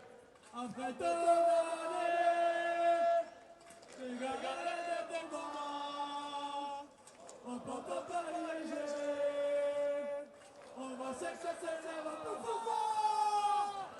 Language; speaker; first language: French; non-native, learner; Arabic